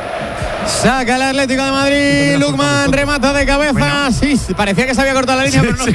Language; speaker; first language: Spanish; native; Spanish